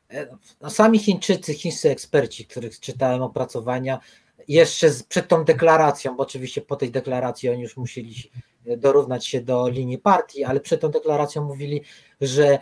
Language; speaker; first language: Polish; native; Polish